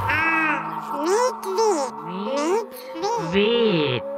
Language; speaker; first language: Russian; non-native, learner; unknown